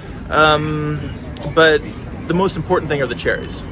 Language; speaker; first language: English; native; English